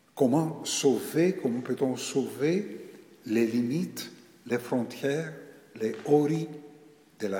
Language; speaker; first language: French; non-native, fluent; Greek